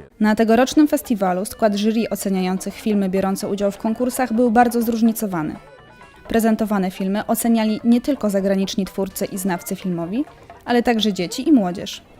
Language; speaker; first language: Polish; native; Polish